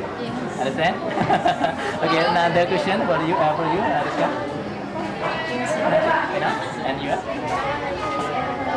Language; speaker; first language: English; non-native, fluent; Indonesian